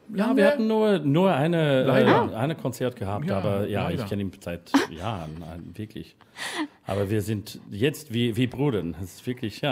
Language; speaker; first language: German; non-native, learner; English